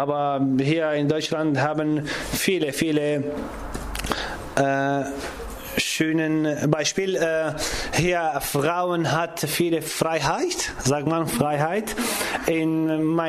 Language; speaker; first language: German; non-native, learner; Kurdish